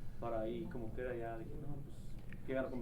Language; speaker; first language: Spanish; native; Spanish